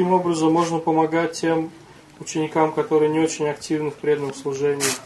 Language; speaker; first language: Russian; native; Russian